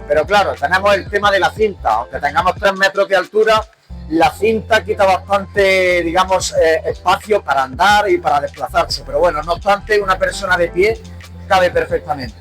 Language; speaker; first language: Spanish; native; Spanish